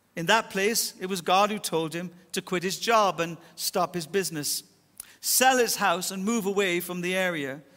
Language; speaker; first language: English; native; English